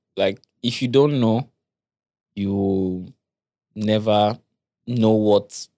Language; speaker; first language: English; non-native, local second language; Yoruba